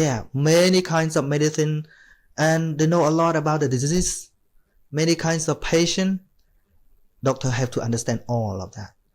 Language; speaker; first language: English; non-native, fluent; Khmer